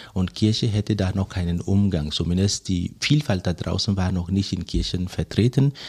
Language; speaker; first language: German; non-native, fluent; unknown